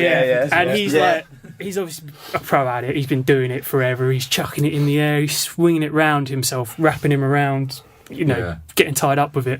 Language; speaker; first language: English; native; English